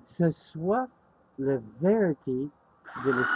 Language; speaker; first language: French; non-native, learner; English